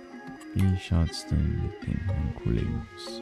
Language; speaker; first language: German; native; German